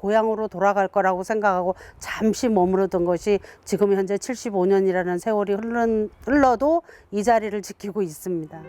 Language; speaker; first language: Korean; native; Korean